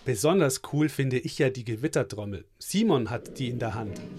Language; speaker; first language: German; native; German